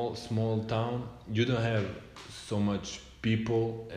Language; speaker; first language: English; non-native, learner; Serbian